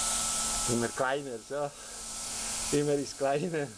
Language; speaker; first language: German; non-native, learner; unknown